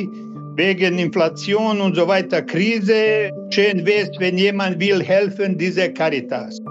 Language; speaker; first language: German; non-native, learner; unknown